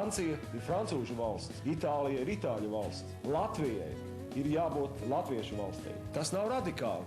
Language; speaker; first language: Latvian; native; Latvian